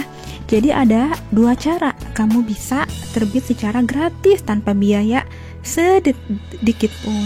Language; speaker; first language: Indonesian; native; Indonesian